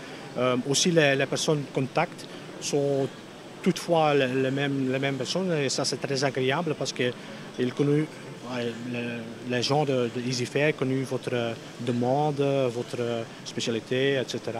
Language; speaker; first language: French; non-native, local second language; Dutch